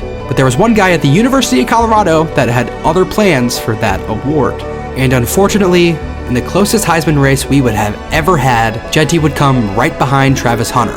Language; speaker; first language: English; native; English